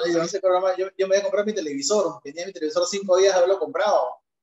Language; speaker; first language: Spanish; native; Spanish